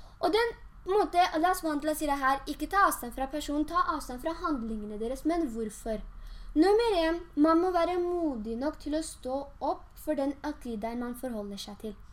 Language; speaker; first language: Norwegian; early bilingual, other home language; Urdu